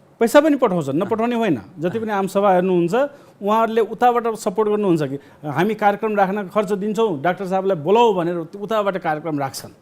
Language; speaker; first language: Nepali; non-native, local second language; Maithili